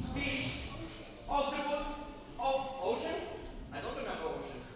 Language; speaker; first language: English; non-native, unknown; Ukrainian